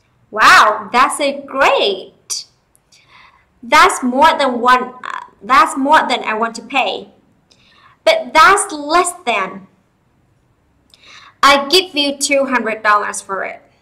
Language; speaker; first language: English; non-native, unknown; Vietnamese